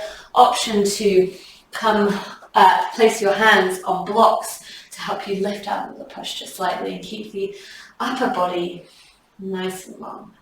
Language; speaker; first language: English; native; English